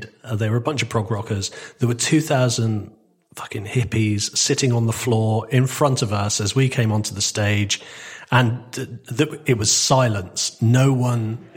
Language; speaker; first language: English; native; English